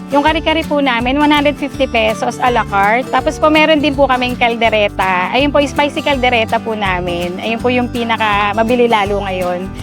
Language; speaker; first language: Filipino; native; Filipino